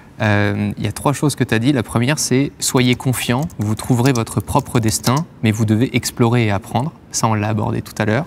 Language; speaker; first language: French; native; French